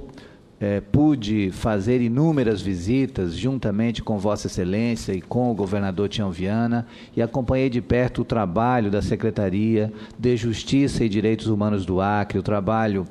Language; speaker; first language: Portuguese; native; Portuguese